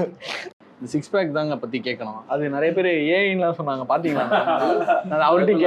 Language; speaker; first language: Tamil; native; Tamil